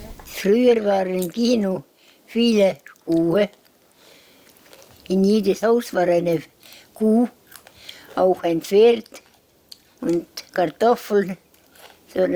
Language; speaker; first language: German; non-native, learner; Estonian